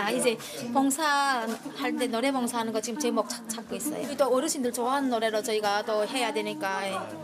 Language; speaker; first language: Korean; native; Korean